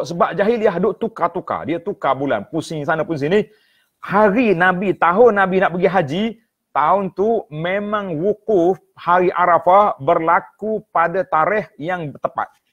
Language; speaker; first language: Malay; native; Malay